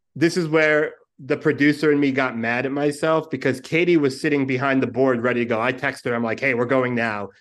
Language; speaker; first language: English; native; English